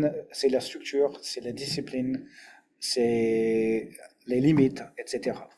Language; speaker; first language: French; non-native, fluent; English